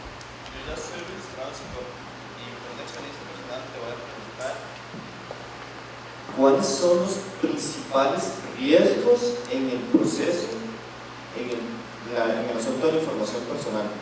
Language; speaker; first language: Spanish; native; Spanish